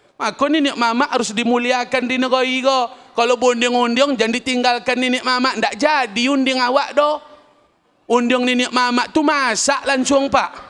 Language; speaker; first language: Malay; native; Malay